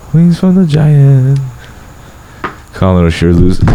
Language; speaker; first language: English; early bilingual, other home language; Polish